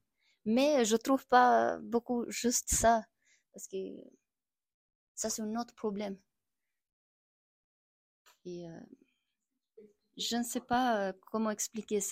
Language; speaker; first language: French; non-native, learner; Albanian